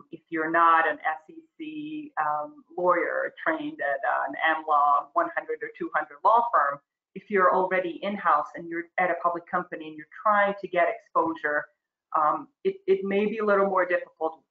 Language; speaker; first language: English; non-native, fluent; Croatian